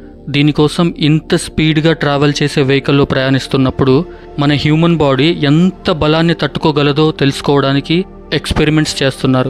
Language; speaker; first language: Telugu; native; Telugu